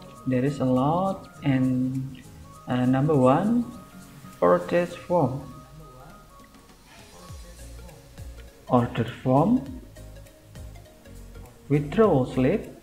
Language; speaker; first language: English; non-native, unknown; Indonesian